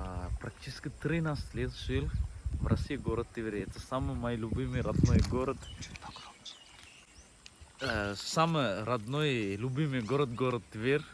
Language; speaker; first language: Russian; non-native, learner; Sinhala